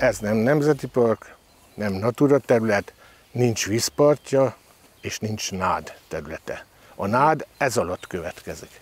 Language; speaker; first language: Hungarian; native; Hungarian